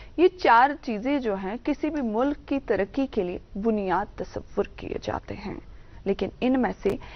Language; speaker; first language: Hindi; non-native, local second language; Kashmiri